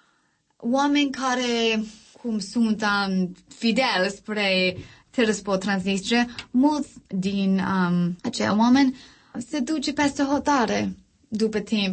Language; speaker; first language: Romanian; non-native, learner; English